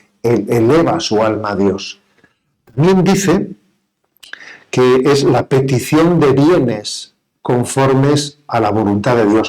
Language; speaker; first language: Spanish; native; Spanish